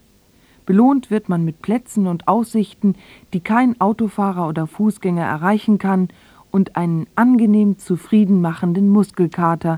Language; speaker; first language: German; native; German